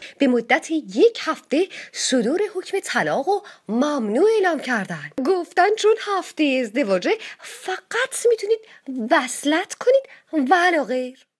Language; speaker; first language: Persian; native; Persian